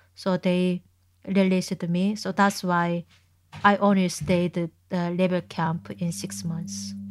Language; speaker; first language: English; non-native, learner; Korean